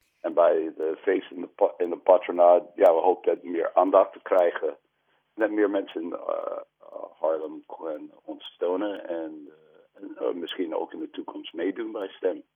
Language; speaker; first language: Dutch; non-native, fluent; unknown